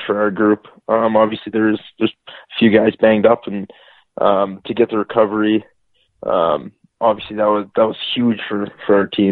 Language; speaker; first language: English; native; English